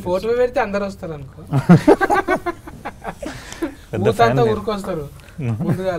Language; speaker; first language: Telugu; native; Telugu